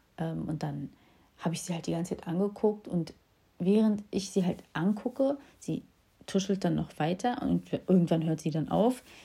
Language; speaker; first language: German; early bilingual, other home language; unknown